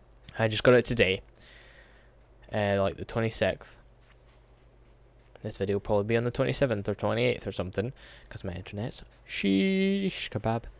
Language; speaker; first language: English; native; English